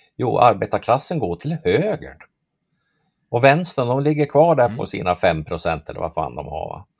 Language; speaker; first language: Swedish; native; Swedish